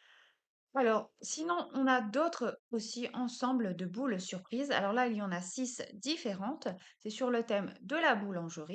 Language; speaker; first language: French; native; French